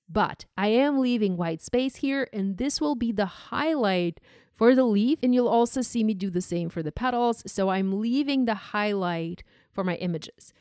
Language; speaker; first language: English; non-native, fluent; Ukrainian